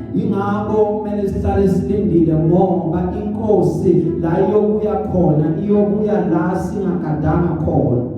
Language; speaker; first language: Zulu; native; Zulu